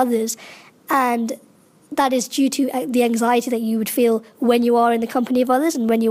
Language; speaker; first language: English; native; English